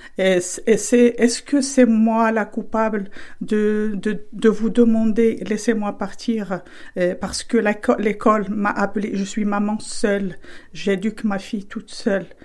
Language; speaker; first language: French; non-native, fluent; Spanish